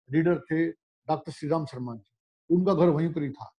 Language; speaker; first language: Hindi; native; Hindi